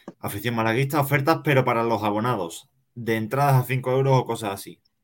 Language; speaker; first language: Spanish; native; Spanish